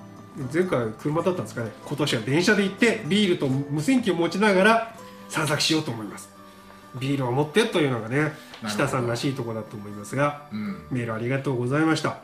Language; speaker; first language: Japanese; native; Japanese